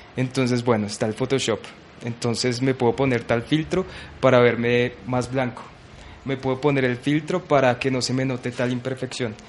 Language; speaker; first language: Spanish; native; Spanish